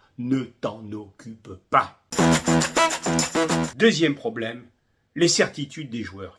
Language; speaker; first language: French; native; French